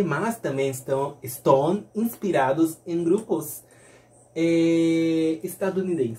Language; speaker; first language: Spanish; non-native, learner; Portuguese